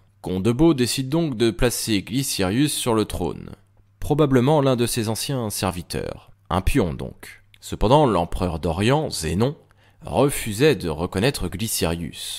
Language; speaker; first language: French; native; French